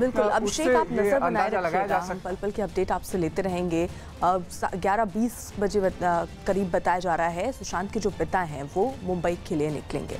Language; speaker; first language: Hindi; native; Hindi